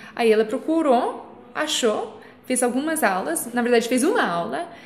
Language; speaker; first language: Portuguese; non-native, fluent; English